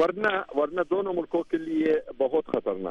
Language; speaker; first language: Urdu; non-native, fluent; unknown